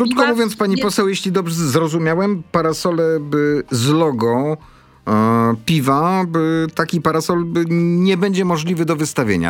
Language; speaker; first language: Polish; native; Polish